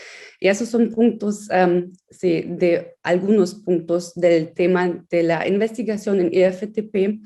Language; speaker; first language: Spanish; non-native, fluent; German